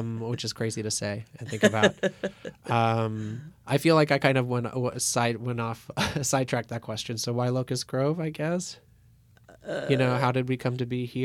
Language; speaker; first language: English; early bilingual, other home language; Russian